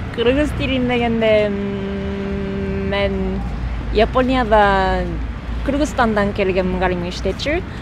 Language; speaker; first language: Kyrgyz; non-native, learner; Japanese